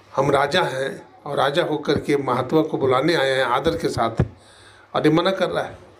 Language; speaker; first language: Hindi; native; Hindi